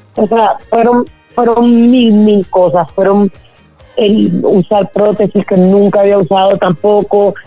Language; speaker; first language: Spanish; native; Spanish